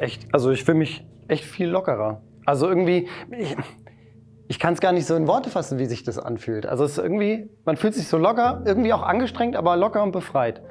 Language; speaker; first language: German; native; German